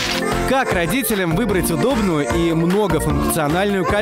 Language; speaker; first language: Russian; native; Russian